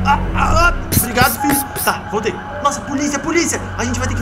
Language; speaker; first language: Portuguese; native; Portuguese